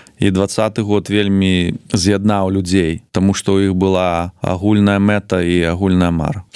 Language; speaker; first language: Belarusian; non-native, local second language; Russian